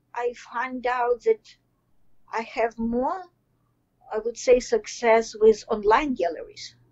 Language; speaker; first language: English; non-native, fluent; Russian